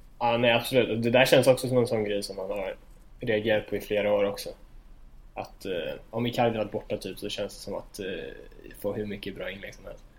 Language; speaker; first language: Swedish; native; Swedish